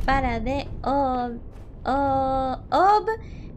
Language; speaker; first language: Spanish; non-native, learner; English